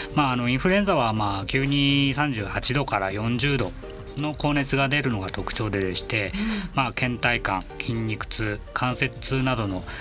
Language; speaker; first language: Japanese; native; Japanese